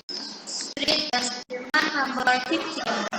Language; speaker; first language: English; non-native, learner; Indonesian